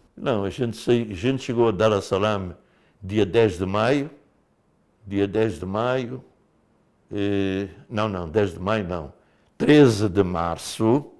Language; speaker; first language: Portuguese; native; Portuguese